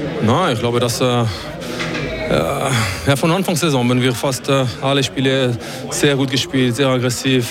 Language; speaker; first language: German; non-native, local second language; French